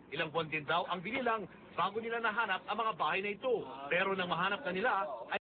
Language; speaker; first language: Filipino; native; Filipino